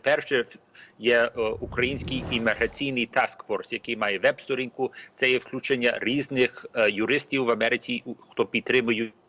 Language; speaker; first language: Ukrainian; early bilingual, heritage; Ukrainian